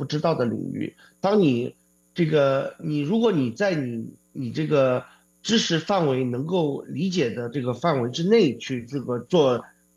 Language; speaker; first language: Chinese; native; Chinese